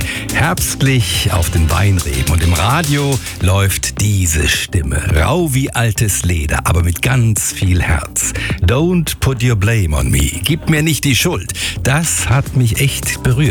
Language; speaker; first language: German; native; German